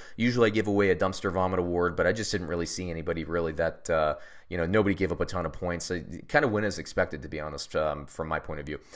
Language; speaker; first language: English; native; English